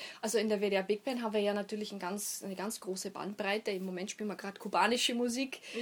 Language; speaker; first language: German; native; German